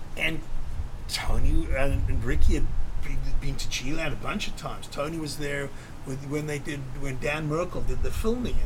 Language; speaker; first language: English; native; English